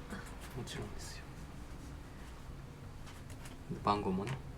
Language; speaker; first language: Japanese; native; Japanese